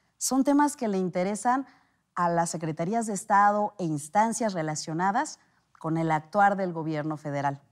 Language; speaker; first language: Spanish; native; Spanish